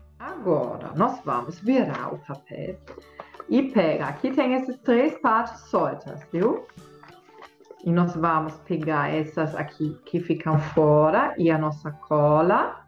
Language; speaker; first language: Portuguese; non-native, fluent; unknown